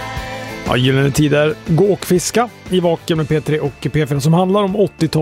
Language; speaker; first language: Swedish; native; Swedish